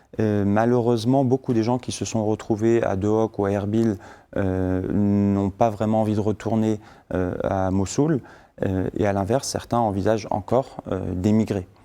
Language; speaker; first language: French; early bilingual, other home language; Syriac